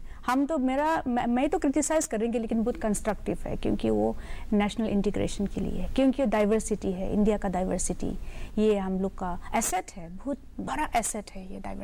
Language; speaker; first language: Hindi; non-native, local second language; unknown